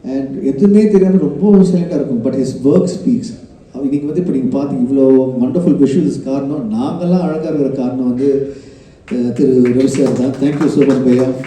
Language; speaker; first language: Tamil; native; Tamil